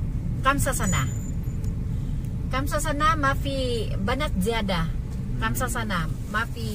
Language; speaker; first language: Arabic; non-native, learner; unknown